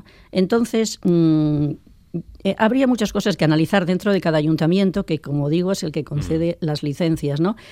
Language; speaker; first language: Spanish; native; Spanish